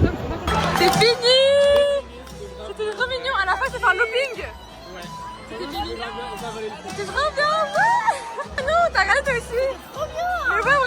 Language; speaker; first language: French; native; French